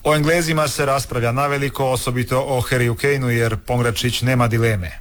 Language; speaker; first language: Croatian; native; Croatian